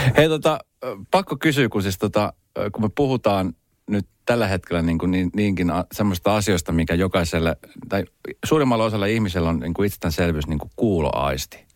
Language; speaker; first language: Finnish; native; Finnish